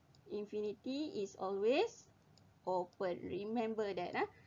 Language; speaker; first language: English; non-native, local second language; Malay